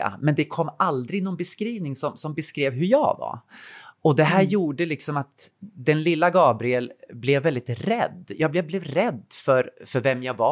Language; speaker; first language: Swedish; native; Swedish